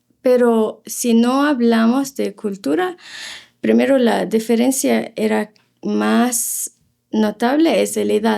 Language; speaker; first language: Spanish; non-native, fluent; Arabic